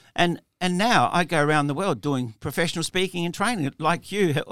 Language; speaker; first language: English; early bilingual, other home language; Italian